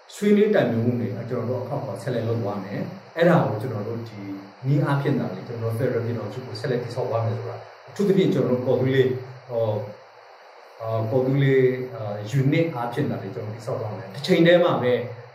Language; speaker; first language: Burmese; non-native, local second language; S'gaw Karen